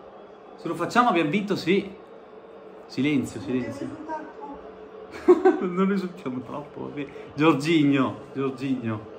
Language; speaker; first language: Italian; native; Italian